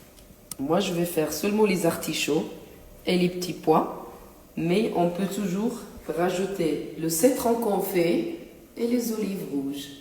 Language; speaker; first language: French; non-native, local second language; Arabic